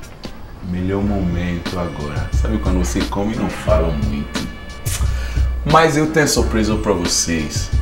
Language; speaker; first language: Portuguese; non-native, learner; Akan